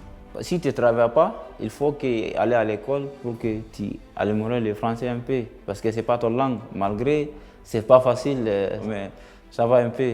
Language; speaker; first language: French; non-native, learner; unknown